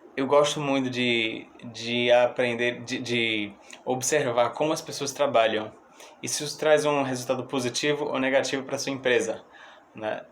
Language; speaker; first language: Portuguese; non-native, fluent; English